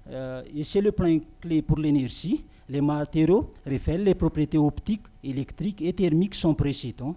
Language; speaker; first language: French; non-native, local second language; Malagasy